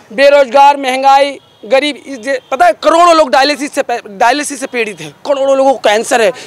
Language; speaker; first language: Hindi; native; Hindi